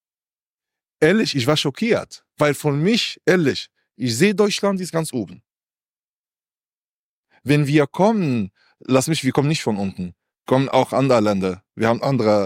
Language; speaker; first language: German; non-native, learner; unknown